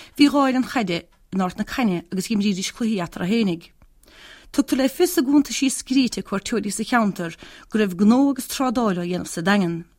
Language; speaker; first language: Irish; native; Irish